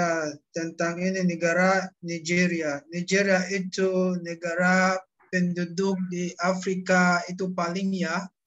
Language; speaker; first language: Indonesian; non-native, learner; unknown